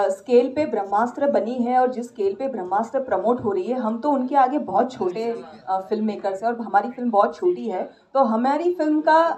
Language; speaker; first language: Hindi; non-native, local second language; Gujarati